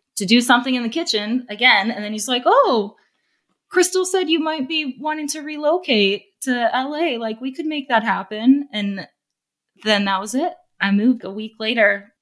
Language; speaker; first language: English; native; English